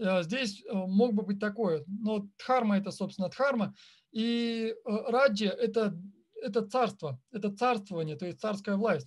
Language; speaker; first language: Russian; native; Russian